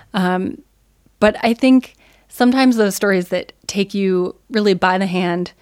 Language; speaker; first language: English; native; English